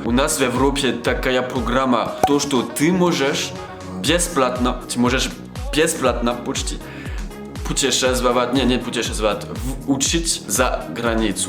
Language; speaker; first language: Russian; non-native, learner; French